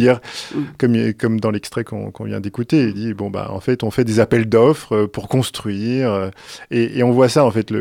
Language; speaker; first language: French; native; French